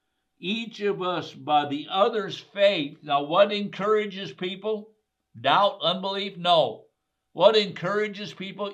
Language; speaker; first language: English; native; English